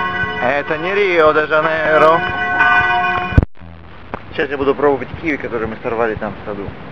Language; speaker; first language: Russian; early bilingual, heritage; Russian